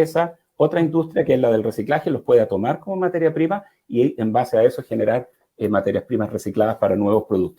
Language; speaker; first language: Spanish; native; Spanish